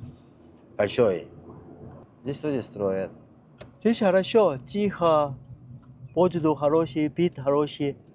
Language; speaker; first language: Russian; non-native, learner; Korean